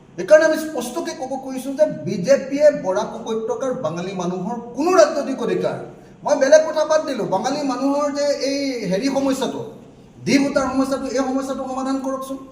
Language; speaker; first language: Assamese; native; Assamese